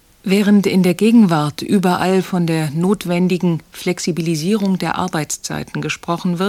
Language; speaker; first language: German; native; German